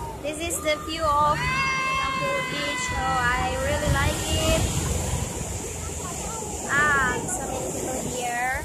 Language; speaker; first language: English; non-native, learner; Indonesian